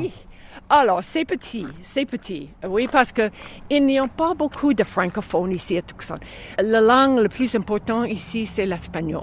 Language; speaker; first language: French; non-native, fluent; English